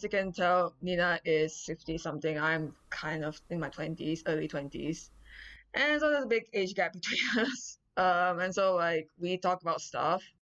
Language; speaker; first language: English; non-native, local second language; Chinese